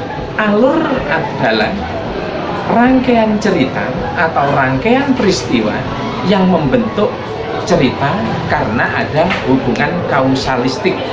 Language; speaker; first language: Indonesian; native; Indonesian